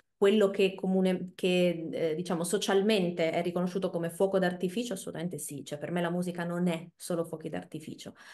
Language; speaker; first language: Italian; native; Italian